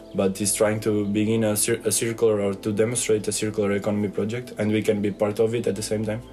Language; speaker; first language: English; non-native, fluent; Portuguese